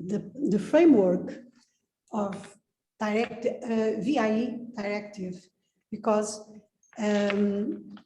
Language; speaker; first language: English; non-native, fluent; Portuguese